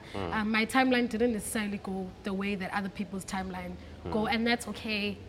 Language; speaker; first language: English; non-native, local second language; Xhosa